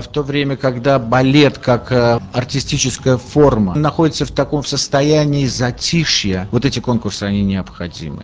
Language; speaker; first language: Russian; native; Russian